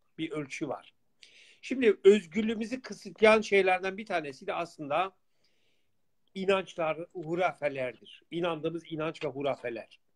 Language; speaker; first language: Turkish; non-native, local second language; Kurdish